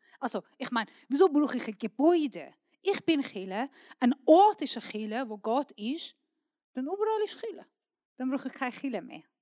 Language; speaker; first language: German; non-native, fluent; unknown